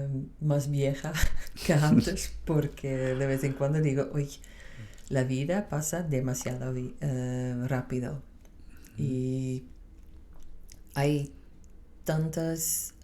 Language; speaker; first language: Spanish; non-native, fluent; Dutch